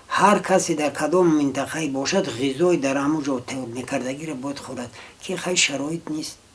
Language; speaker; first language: Tajik; non-native, local second language; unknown